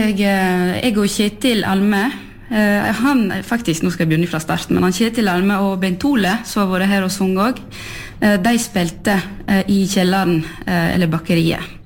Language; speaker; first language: Norwegian; early bilingual, heritage; French